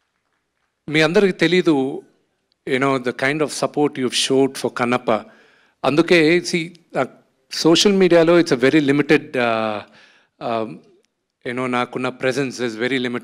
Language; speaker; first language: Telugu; native; Telugu